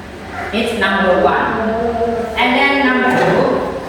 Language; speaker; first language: English; non-native, fluent; Indonesian